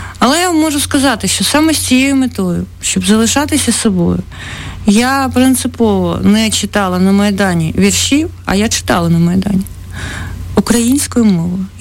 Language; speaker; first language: Ukrainian; native; Ukrainian